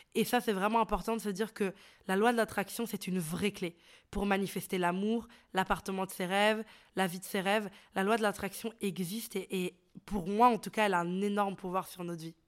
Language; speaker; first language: French; early bilingual, other home language; Arabic